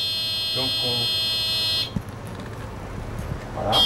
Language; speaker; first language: French; native; French